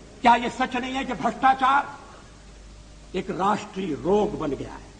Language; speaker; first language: Hindi; native; Hindi